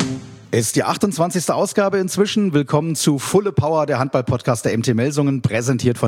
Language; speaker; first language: German; native; German